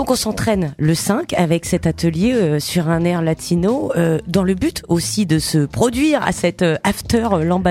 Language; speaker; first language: French; native; French